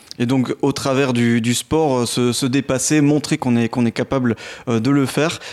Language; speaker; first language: French; native; French